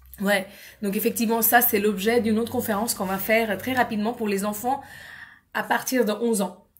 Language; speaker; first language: French; non-native, fluent; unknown